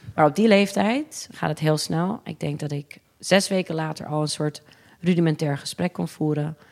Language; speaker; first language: Dutch; early bilingual, other home language; English